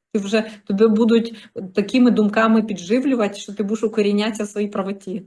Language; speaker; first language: Ukrainian; native; Ukrainian